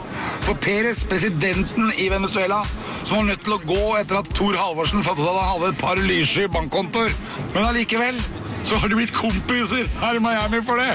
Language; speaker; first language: Norwegian; native; Norwegian